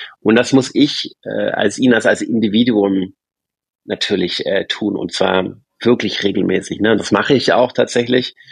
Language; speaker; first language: German; native; German